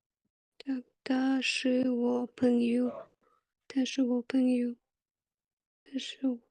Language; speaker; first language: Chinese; non-native, learner; Kyrgyz